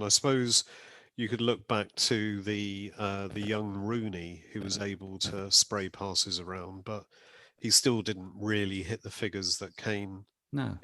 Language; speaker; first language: English; native; English